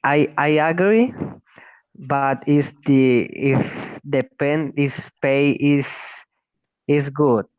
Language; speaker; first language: English; non-native, learner; Spanish